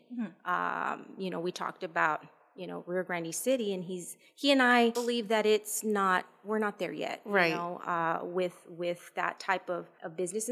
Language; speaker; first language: English; native; English